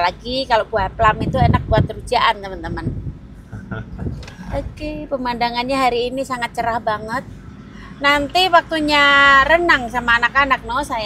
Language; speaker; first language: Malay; non-native, local second language; Javanese